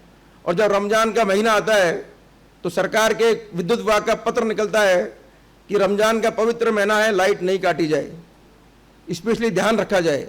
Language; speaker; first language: Hindi; native; Hindi